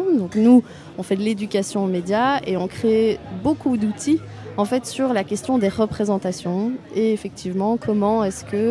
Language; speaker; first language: French; native; French